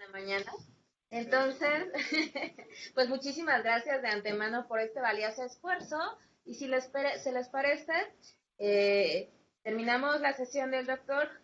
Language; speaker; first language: Spanish; native; Spanish